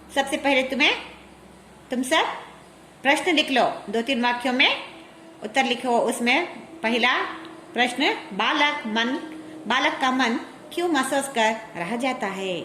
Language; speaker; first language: Hindi; non-native, local second language; Kannada